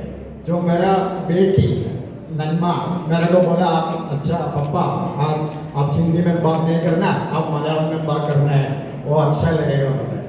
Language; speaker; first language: Hindi; non-native, local second language; Malayalam